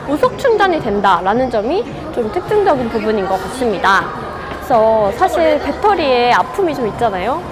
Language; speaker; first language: Korean; native; Korean